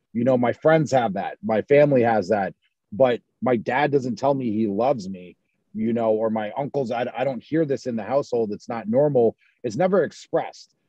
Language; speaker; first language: English; native; English